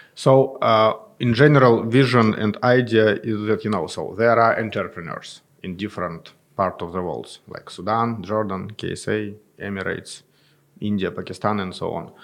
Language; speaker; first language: English; non-native, fluent; Russian